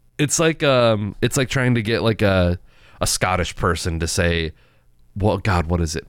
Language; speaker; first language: English; native; English